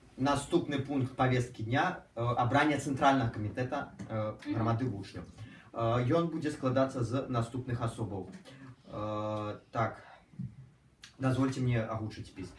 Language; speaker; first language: Belarusian; non-native, local second language; Russian